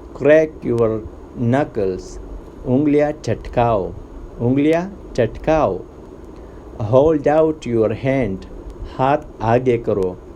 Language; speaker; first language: Urdu; native; Urdu